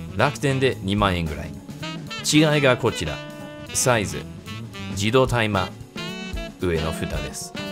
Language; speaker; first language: Japanese; non-native, fluent; English